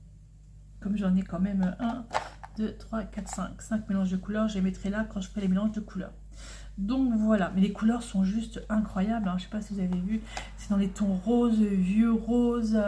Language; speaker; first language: French; native; French